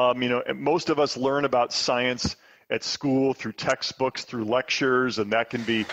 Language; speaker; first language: English; native; English